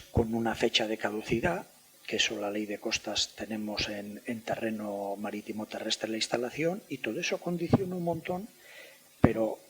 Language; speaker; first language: Spanish; native; Spanish